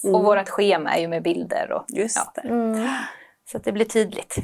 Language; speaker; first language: Swedish; native; Swedish